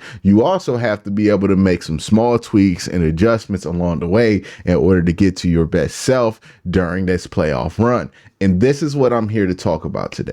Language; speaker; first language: English; native; English